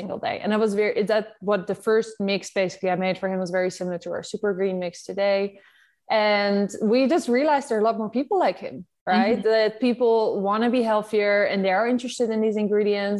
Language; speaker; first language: English; non-native, fluent; Dutch